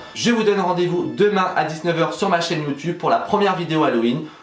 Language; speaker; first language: French; native; French